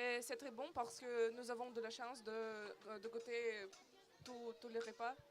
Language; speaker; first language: French; non-native, learner; Russian